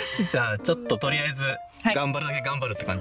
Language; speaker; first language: Japanese; native; Japanese